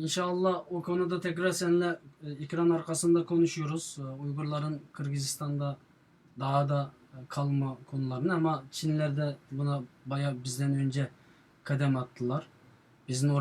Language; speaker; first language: Turkish; non-native, fluent; Uyghur